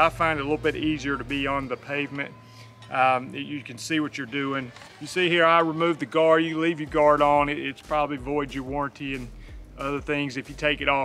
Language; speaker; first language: English; native; English